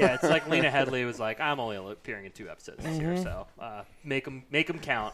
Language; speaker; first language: English; native; English